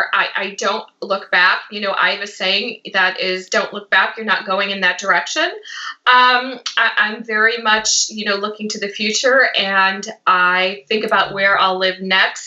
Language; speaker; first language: English; native; English